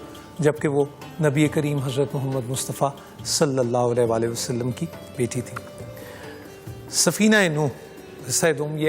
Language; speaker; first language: Urdu; native; Urdu